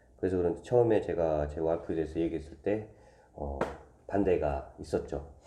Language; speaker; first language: Korean; native; Korean